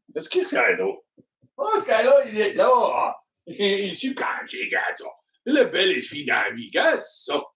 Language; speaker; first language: French; non-native, learner; English